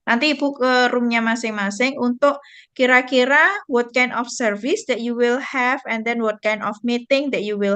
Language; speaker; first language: English; non-native, fluent; Indonesian